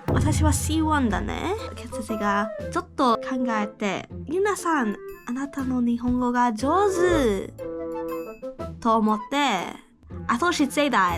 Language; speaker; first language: Japanese; non-native, learner; English